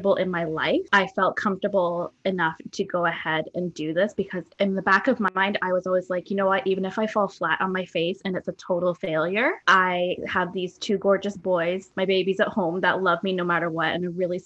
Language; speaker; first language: English; native; English